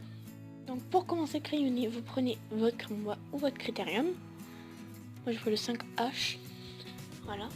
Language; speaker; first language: French; native; French